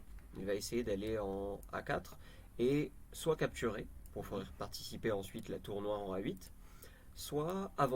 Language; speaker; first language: French; native; French